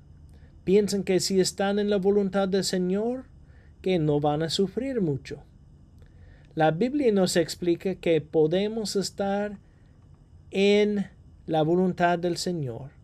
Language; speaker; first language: Spanish; non-native, fluent; English